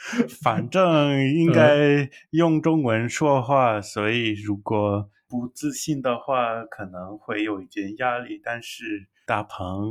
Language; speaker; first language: Chinese; non-native, learner; English